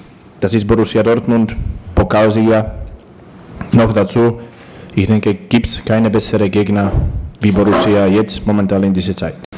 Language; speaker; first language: German; non-native, learner; Slovak